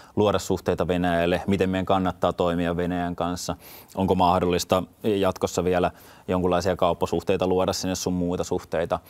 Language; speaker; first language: Finnish; native; Finnish